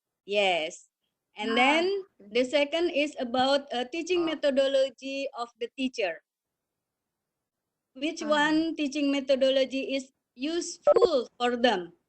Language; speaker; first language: English; non-native, learner; Indonesian